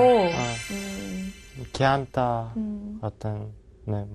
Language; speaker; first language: Korean; non-native, learner; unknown